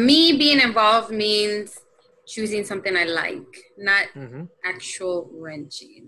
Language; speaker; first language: English; native; English